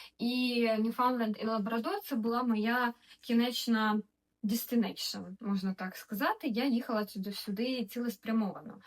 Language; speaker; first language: Ukrainian; native; Ukrainian